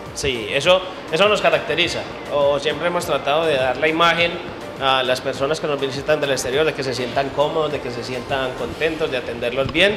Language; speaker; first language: Spanish; native; Spanish